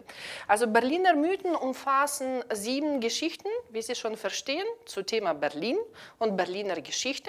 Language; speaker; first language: German; non-native, fluent; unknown